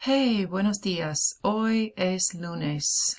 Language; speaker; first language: Spanish; non-native, fluent; English